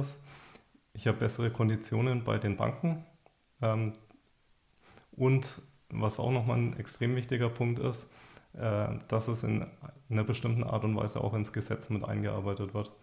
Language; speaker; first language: German; native; German